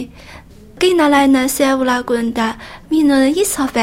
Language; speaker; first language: Finnish; non-native, learner; Chinese